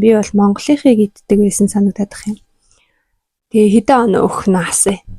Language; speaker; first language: Mongolian; non-native, local second language; Kazakh